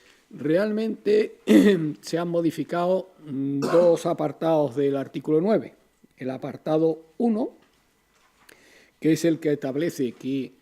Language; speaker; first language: Spanish; native; Spanish